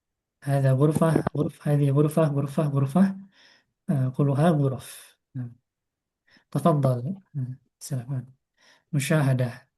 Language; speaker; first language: Arabic; non-native, fluent; Indonesian